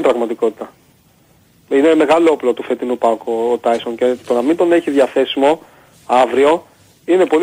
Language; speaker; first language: Greek; native; Greek